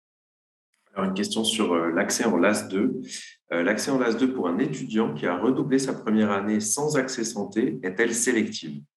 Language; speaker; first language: French; native; French